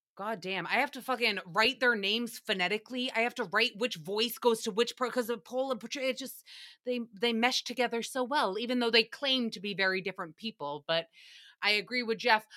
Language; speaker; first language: English; early bilingual, other home language; Armenian